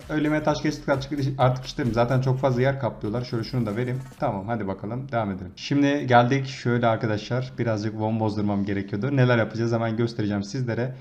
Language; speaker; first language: Turkish; native; Turkish